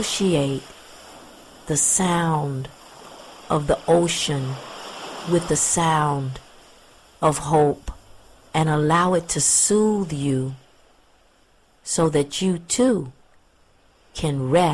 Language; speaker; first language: English; native; English